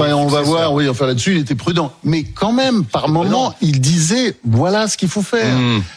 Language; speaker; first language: French; native; French